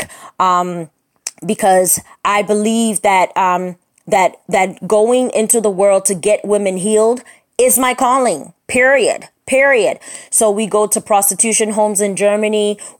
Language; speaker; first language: English; native; English